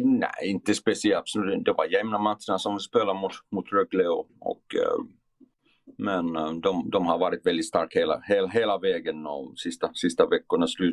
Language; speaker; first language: Swedish; non-native, fluent; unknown